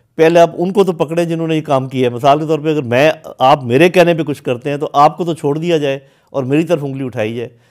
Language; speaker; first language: Urdu; native; Urdu